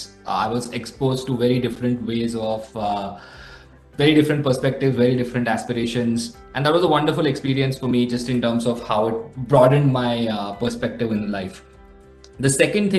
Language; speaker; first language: English; non-native, local second language; Telugu